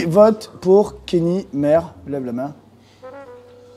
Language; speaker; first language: French; native; French